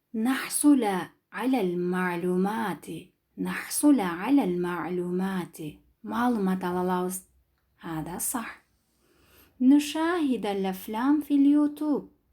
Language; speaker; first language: Arabic; non-native, learner; Kyrgyz